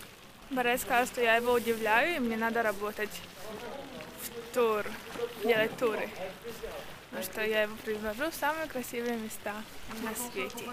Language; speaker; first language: Russian; early bilingual, heritage; Russian